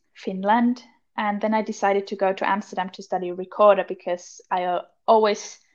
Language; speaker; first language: English; non-native, fluent; German